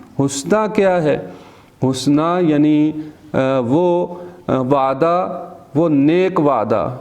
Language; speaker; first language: Urdu; native; Urdu